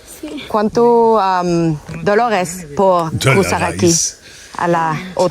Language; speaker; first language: Spanish; non-native, learner; French